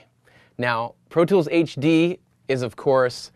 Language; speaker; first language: English; native; English